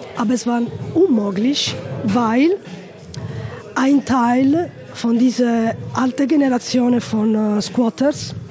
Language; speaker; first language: German; non-native, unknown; Italian